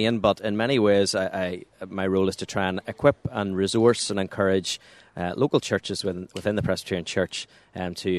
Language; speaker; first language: English; native; English